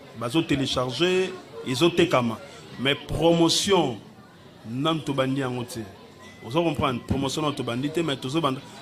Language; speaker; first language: Lingala; native; Lingala